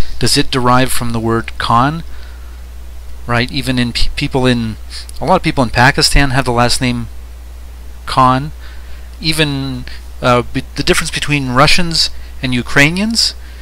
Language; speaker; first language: English; native; English